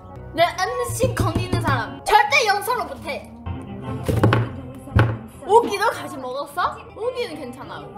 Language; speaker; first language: Korean; non-native, fluent; Chinese